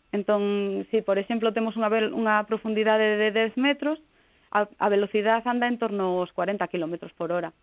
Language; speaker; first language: Galician; non-native, local second language; Spanish